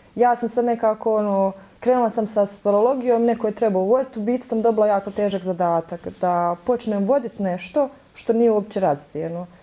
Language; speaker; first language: Bosnian; native; Bosnian